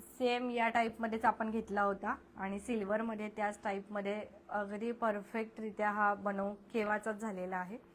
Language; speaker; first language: Marathi; native; Marathi